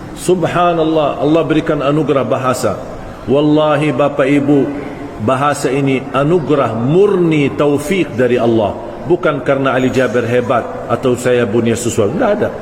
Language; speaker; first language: Malay; non-native, fluent; Arabic